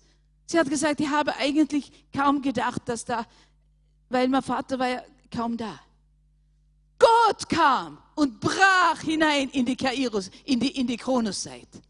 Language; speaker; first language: German; non-native, fluent; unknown